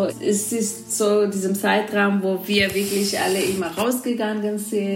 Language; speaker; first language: German; non-native, fluent; Kurdish